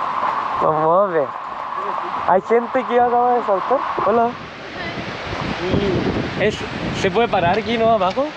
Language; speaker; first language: Spanish; non-native, learner; Thai